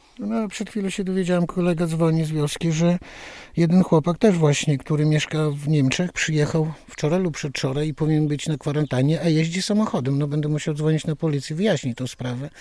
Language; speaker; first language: Polish; non-native, local second language; Belarusian